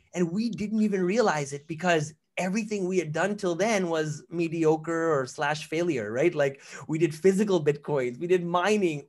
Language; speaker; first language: English; native; English